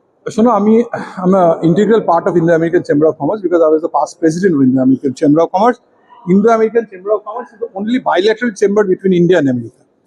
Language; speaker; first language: English; non-native, local second language; Bangla